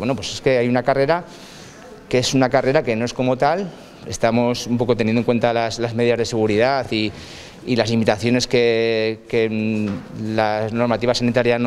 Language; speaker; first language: Spanish; native; Spanish